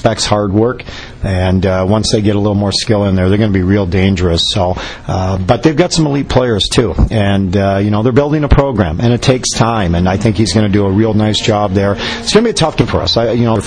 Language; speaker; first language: English; native; English